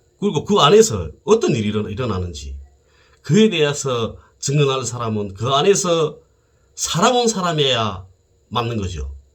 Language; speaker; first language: Korean; native; Korean